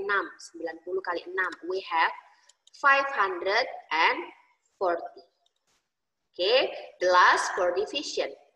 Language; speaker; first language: English; non-native, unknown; Indonesian